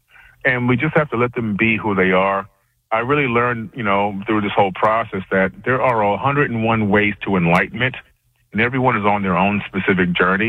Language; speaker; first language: English; native; English